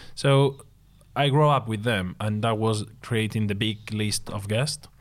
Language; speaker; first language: English; non-native, fluent; Spanish